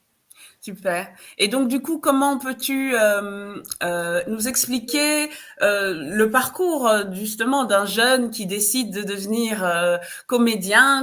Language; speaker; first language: French; native; French